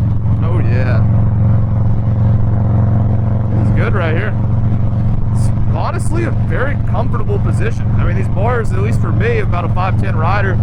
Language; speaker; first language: English; native; English